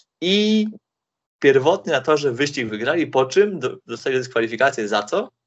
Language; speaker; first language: Polish; native; Polish